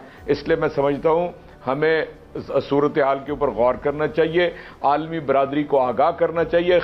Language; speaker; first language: Urdu; native; Urdu